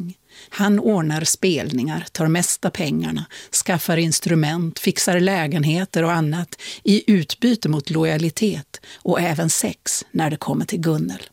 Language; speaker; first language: Swedish; native; Swedish